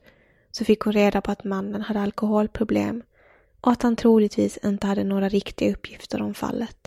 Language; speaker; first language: Swedish; native; Swedish